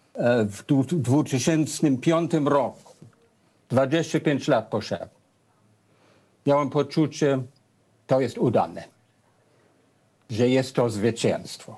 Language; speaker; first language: Polish; non-native, fluent; English